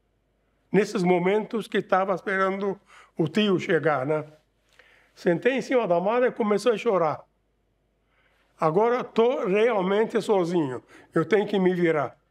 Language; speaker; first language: Portuguese; non-native, fluent; Arabic